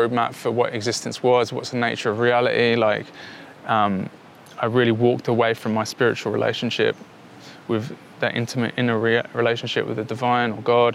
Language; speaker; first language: English; native; English